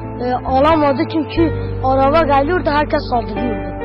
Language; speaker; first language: Turkish; non-native, local second language; Kurdish